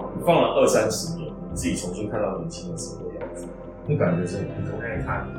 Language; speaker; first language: Chinese; native; Chinese